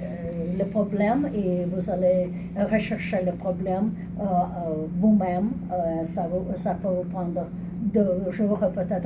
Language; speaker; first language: French; non-native, learner; English